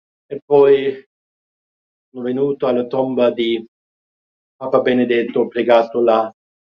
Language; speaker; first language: Italian; non-native, fluent; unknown